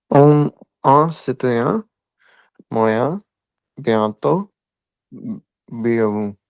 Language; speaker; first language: French; non-native, learner; Hindi